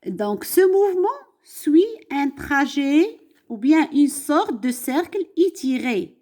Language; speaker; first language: French; non-native, local second language; Arabic